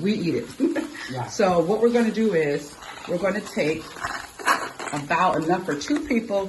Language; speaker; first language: English; native; English